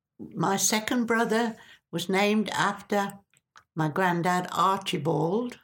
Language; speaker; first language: English; native; English